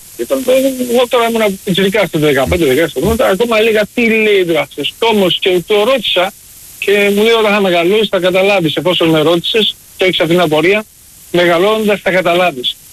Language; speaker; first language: Greek; early bilingual, heritage; Greek